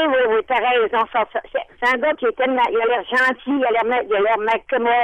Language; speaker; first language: French; native; French